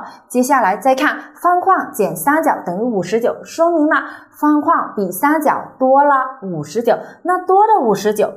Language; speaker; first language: Chinese; native; Chinese